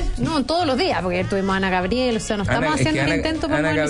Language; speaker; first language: Spanish; native; Spanish